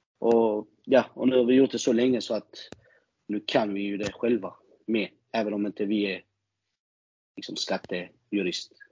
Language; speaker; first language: Swedish; early bilingual, other home language; Albanian